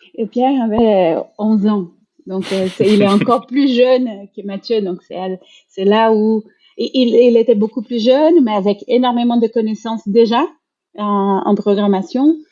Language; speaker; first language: French; non-native, fluent; Portuguese